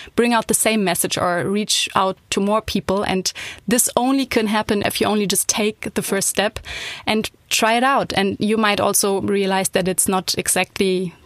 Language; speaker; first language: English; non-native, fluent; German